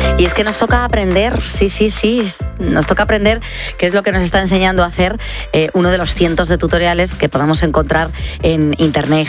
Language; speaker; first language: Spanish; native; Spanish